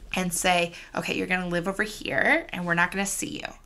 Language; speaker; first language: English; native; English